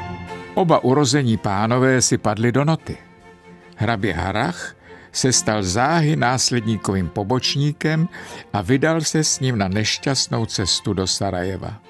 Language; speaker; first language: Czech; native; Czech